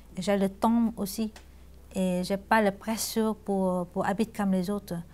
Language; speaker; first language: French; non-native, learner; Vietnamese